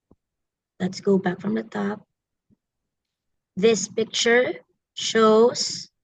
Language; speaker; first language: English; non-native, fluent; Filipino